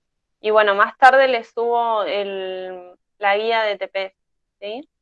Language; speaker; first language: Spanish; native; Spanish